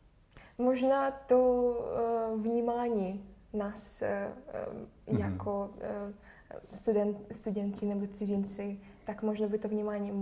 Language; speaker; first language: Czech; non-native, fluent; Russian